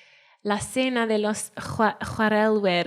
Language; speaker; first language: Spanish; non-native, learner; Welsh